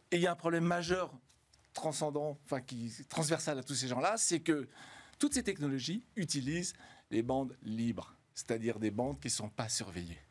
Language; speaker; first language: French; native; French